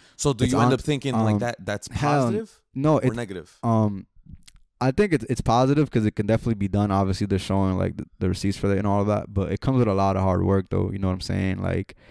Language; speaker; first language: English; native; English